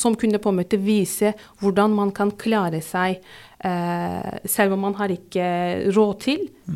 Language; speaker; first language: Norwegian; non-native, fluent; Turkish